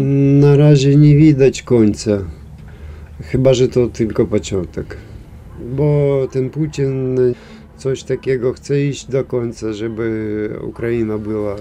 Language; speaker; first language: Polish; non-native, fluent; Ukrainian